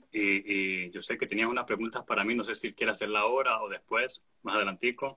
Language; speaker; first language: Spanish; native; Spanish